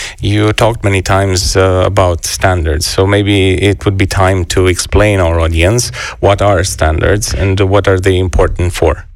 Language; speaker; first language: English; non-native, fluent; Romanian